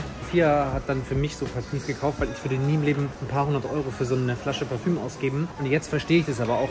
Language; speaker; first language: German; native; German